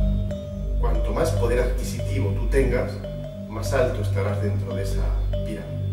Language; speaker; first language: Spanish; native; Spanish